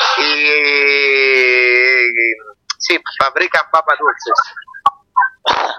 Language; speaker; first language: Spanish; non-native, fluent; Italian